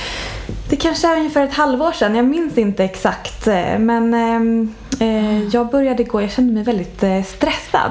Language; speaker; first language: Swedish; native; Swedish